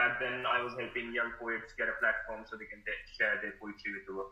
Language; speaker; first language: English; non-native, local second language; Hindi